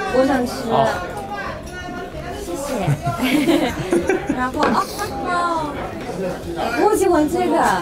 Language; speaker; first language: Chinese; non-native, learner; Japanese